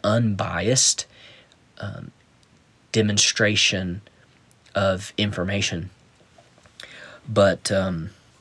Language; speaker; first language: English; native; English